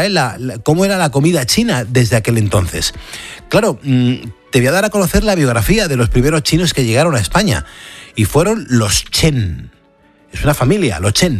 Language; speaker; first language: Spanish; native; Spanish